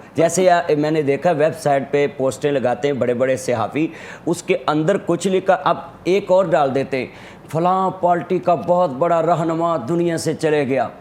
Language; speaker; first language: Urdu; non-native, local second language; Punjabi